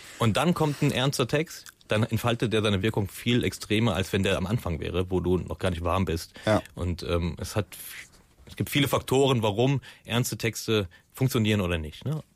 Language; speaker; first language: German; early bilingual, other home language; Persian